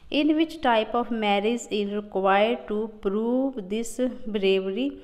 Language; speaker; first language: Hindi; non-native, local second language; Punjabi